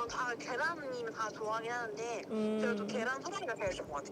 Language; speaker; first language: Korean; native; Korean